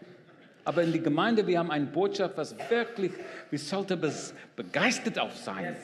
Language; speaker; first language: German; non-native, learner; English